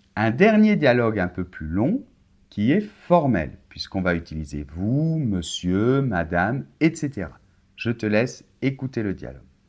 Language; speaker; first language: French; native; French